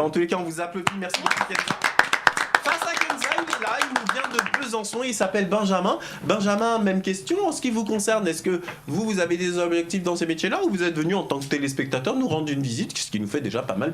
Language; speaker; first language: French; native; French